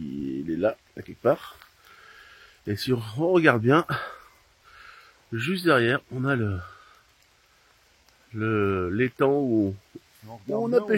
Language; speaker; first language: French; native; French